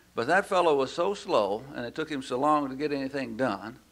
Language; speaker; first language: English; native; English